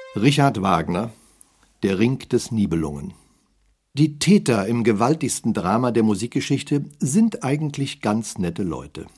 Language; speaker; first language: German; native; German